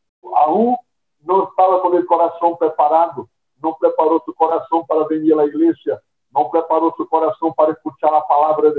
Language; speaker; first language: Spanish; non-native, fluent; Portuguese